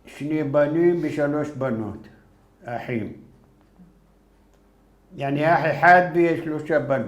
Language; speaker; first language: Hebrew; non-native, fluent; Arabic